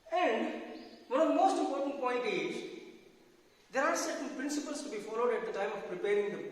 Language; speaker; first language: English; non-native, local second language; Kannada